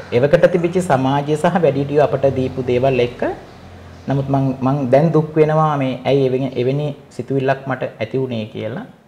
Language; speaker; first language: Sinhala; non-native, local second language; Tamil